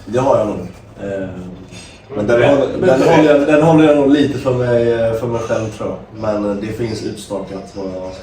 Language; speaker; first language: Swedish; native; Swedish